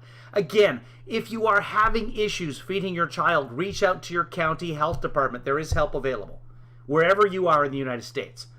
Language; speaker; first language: English; native; English